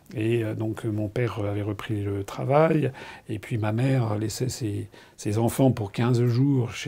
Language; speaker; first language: French; native; French